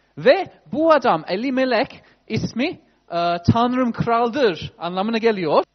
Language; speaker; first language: Turkish; non-native, fluent; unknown